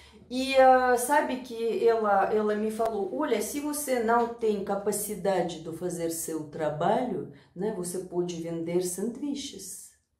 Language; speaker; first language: Portuguese; non-native, fluent; Russian